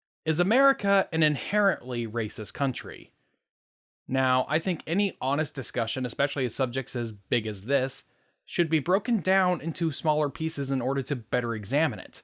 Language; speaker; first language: English; native; English